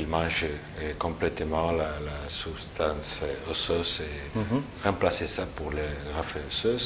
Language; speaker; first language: French; non-native, learner; Spanish